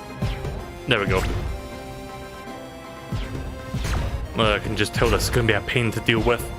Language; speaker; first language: English; native; English